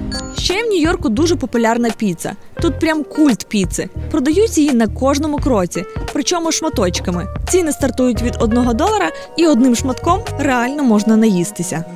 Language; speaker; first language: Ukrainian; native; Ukrainian